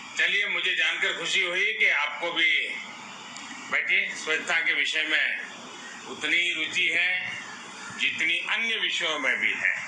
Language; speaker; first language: Hindi; non-native, local second language; Gujarati